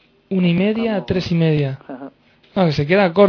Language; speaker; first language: Spanish; native; Spanish